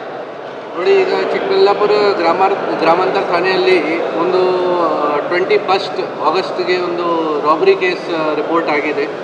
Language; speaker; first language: Kannada; non-native, local second language; Hindi